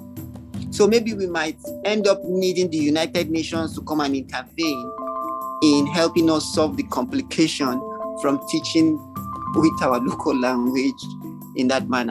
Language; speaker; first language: English; non-native, local second language; Ibibio